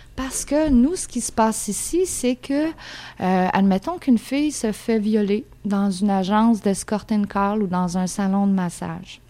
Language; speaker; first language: French; native; French